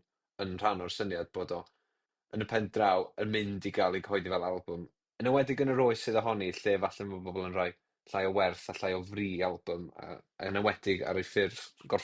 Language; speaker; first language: Welsh; native; Welsh